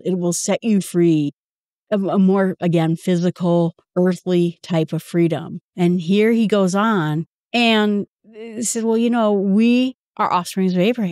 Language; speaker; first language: English; native; English